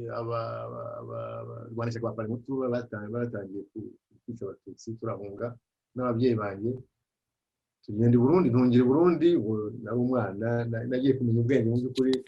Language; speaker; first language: Kinyarwanda; early bilingual, heritage; Kinyarwanda